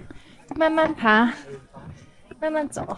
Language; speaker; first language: Chinese; non-native, learner; Vietnamese